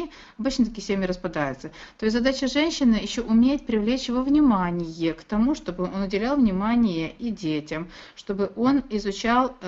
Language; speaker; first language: Russian; native; Russian